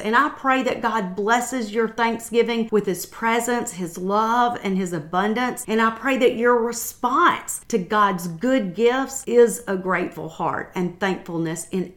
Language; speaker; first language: English; native; English